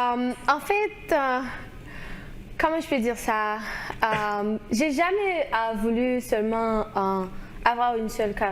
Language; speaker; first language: French; non-native, local second language; Haitian Creole